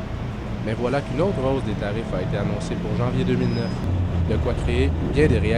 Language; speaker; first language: French; native; French